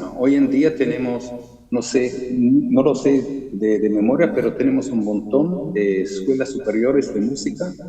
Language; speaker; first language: Spanish; early bilingual, heritage; German